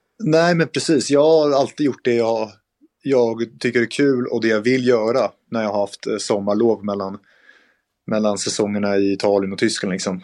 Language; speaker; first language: Swedish; native; Swedish